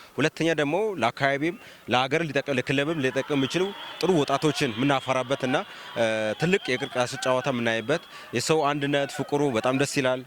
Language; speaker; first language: Amharic; non-native, local second language; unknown